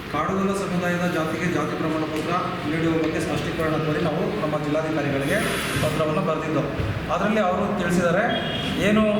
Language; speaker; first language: Kannada; native; Kannada